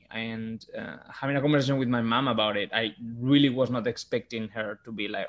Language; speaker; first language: English; non-native, fluent; Spanish